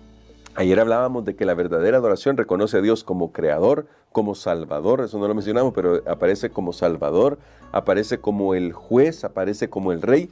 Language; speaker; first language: Spanish; native; Spanish